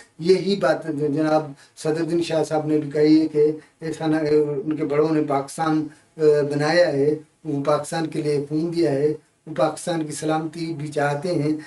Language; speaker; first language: Urdu; non-native, local second language; Sindhi